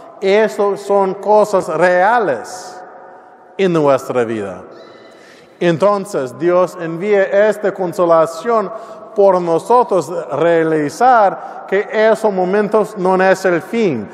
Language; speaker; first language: Spanish; non-native, learner; English